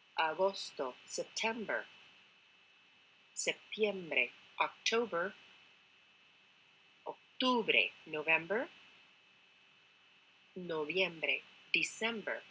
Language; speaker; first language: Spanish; non-native, fluent; English